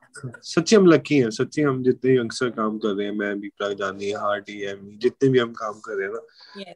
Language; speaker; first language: Hindi; non-native, local second language; Punjabi